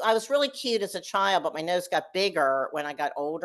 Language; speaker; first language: English; native; English